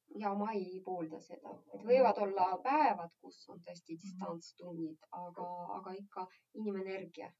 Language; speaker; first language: Estonian; non-native, local second language; Russian